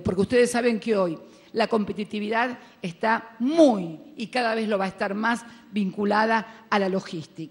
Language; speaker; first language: Spanish; native; Spanish